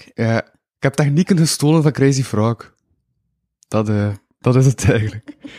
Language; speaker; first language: Dutch; native; Dutch